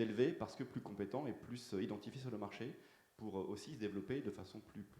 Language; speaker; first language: French; native; French